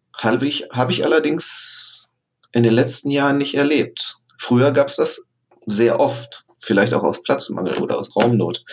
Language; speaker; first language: German; native; German